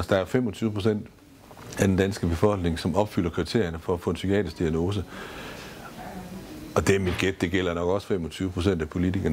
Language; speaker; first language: Danish; native; Danish